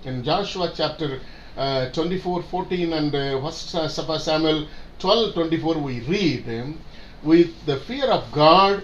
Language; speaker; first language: English; non-native, local second language; Tamil